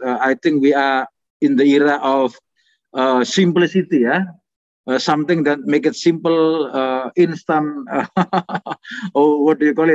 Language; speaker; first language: English; non-native, fluent; Indonesian